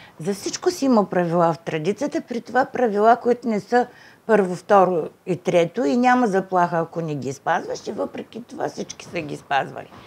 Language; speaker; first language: Bulgarian; native; Bulgarian